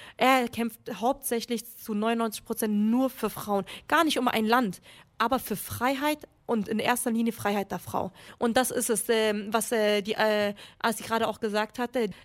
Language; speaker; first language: German; early bilingual, other home language; Kurdish